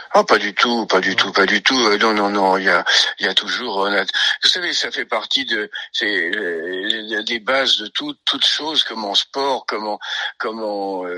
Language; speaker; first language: French; native; French